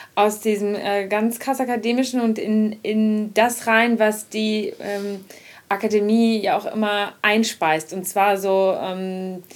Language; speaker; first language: German; non-native, fluent; Ukrainian